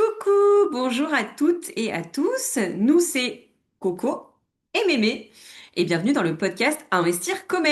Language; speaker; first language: French; native; French